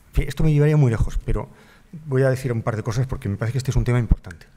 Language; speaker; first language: Spanish; native; Spanish